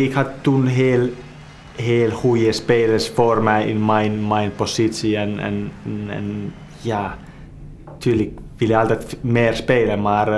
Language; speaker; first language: Dutch; non-native, fluent; Finnish